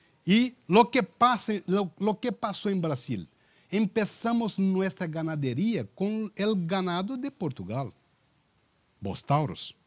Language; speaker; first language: Spanish; non-native, learner; Portuguese